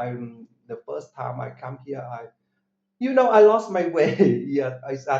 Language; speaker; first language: English; non-native, learner; Vietnamese